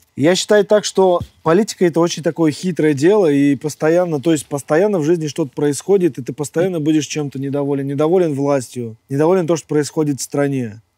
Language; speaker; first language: Russian; native; Russian